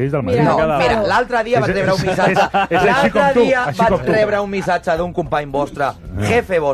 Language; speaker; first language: Catalan; native; Catalan